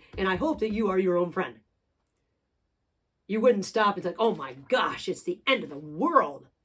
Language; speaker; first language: English; native; English